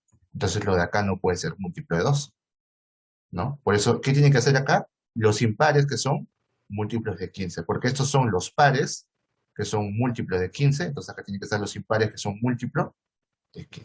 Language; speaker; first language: Spanish; native; Spanish